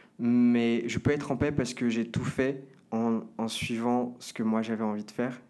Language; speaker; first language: French; non-native, fluent; Portuguese